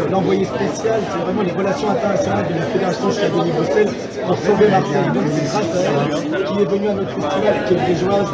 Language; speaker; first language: French; native; French